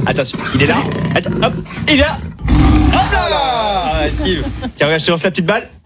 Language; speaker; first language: French; native; French